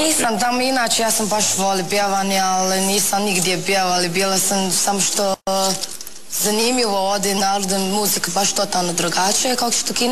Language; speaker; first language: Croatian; non-native, learner; Chinese